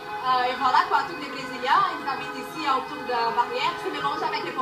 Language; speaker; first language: French; non-native, fluent; Portuguese